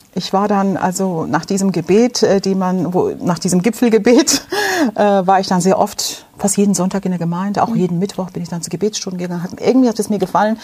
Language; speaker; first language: German; non-native, fluent; Turkish